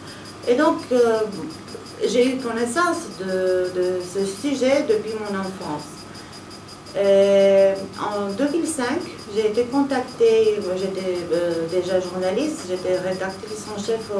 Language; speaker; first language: French; non-native, fluent; Romanian